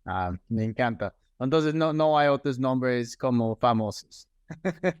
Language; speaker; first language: Spanish; non-native, fluent; English